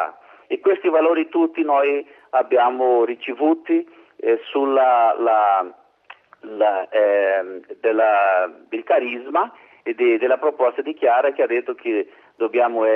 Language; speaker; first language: Italian; non-native, learner; Portuguese